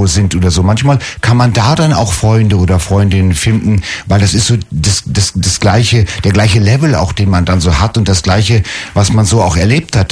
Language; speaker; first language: German; native; German